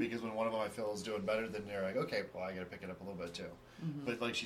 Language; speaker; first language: English; native; English